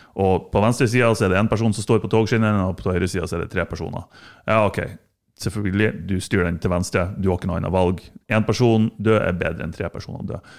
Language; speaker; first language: Norwegian; non-native, fluent; German